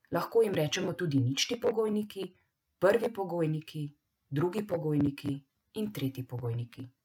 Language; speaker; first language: Slovenian; native; Slovenian